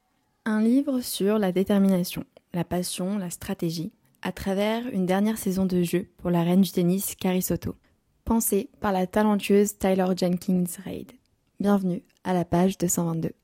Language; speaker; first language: French; native; French